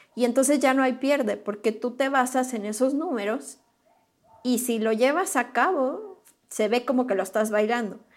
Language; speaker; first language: Spanish; native; Spanish